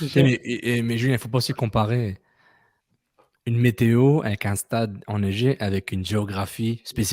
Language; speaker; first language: French; native; French